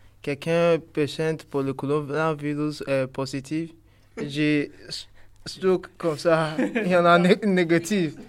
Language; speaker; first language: French; non-native, learner; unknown